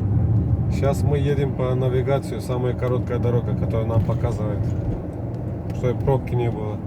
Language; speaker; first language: Russian; non-native, local second language; Kyrgyz